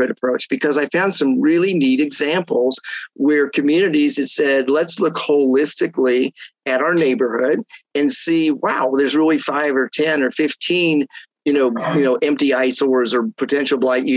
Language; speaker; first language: English; native; English